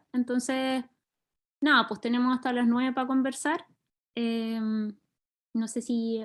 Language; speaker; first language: Spanish; native; Spanish